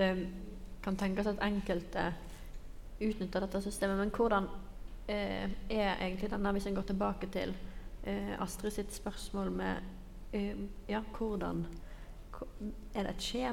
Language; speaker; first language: Norwegian; native; Norwegian